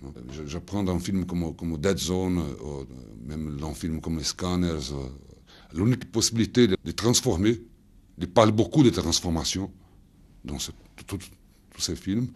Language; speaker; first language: French; non-native, fluent; Portuguese